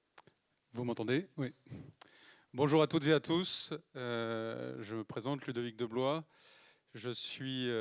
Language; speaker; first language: French; native; French